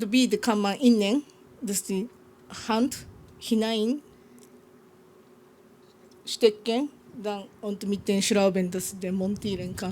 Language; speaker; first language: German; non-native, learner; Japanese